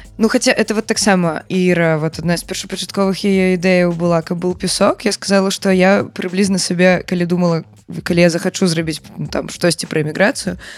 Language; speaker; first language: Belarusian; native; Belarusian